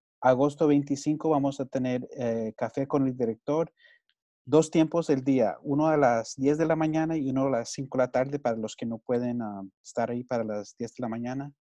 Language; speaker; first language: Spanish; early bilingual, heritage; Spanish